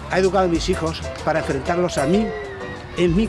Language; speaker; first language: Spanish; native; Spanish